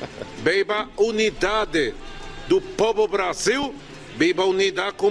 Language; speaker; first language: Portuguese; non-native, learner; Spanish